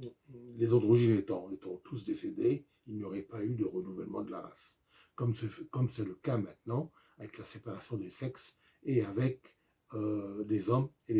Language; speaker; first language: French; native; French